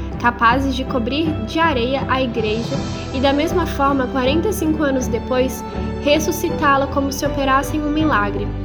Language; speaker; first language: Portuguese; native; Portuguese